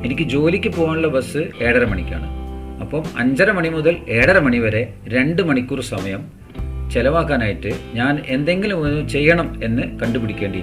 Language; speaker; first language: Malayalam; native; Malayalam